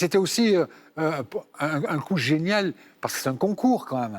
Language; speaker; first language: French; native; French